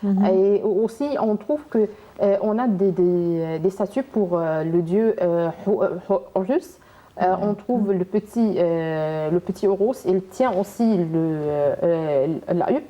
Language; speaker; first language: French; non-native, learner; Arabic